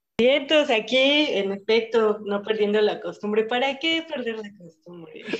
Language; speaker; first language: Spanish; native; Spanish